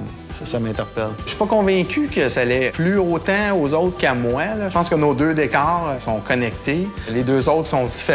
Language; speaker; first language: French; native; French